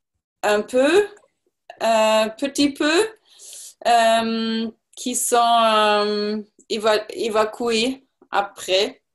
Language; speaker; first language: French; non-native, learner; German